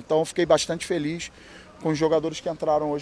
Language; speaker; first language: Portuguese; native; Portuguese